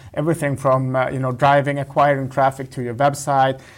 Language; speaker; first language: English; non-native, fluent; Swedish